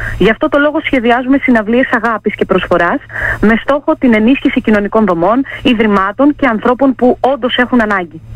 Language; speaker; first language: Greek; native; Greek